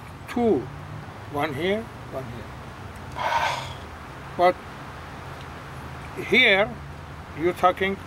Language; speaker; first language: English; non-native, learner; Persian